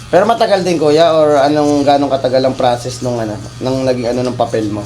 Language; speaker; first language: Filipino; native; Filipino